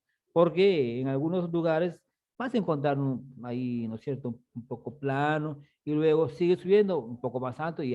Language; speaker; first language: Spanish; native; Spanish